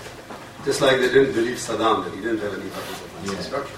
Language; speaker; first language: English; non-native, local second language; Urdu